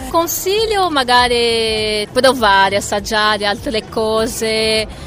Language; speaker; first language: Italian; non-native, fluent; Portuguese